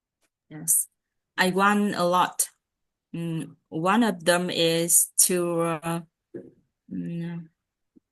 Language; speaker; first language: English; non-native, learner; Vietnamese